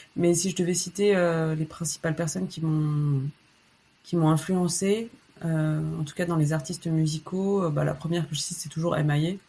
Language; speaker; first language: French; early bilingual, other home language; Chinese